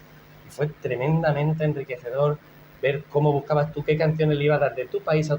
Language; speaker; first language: Spanish; native; Spanish